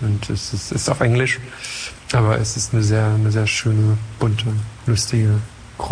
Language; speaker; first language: German; non-native, fluent; French